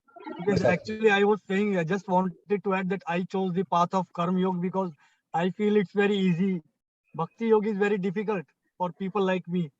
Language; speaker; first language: English; non-native, local second language; Hindi